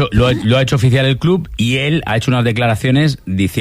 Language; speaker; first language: Spanish; native; Spanish